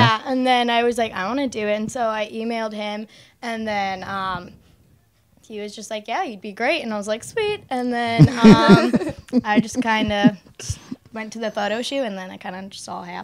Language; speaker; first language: English; native; English